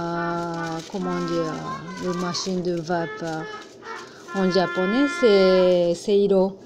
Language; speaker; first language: French; non-native, learner; Japanese